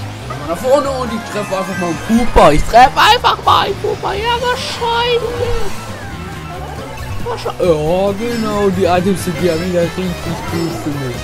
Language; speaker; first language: German; native; German